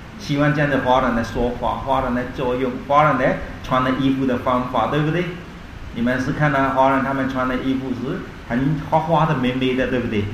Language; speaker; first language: Chinese; non-native, learner; Burmese